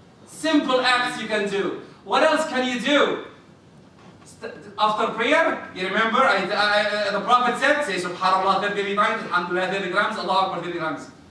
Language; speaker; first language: English; non-native, fluent; Arabic